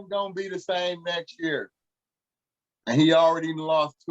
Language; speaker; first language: English; native; English